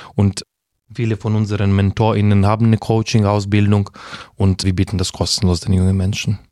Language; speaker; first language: German; non-native, fluent; Russian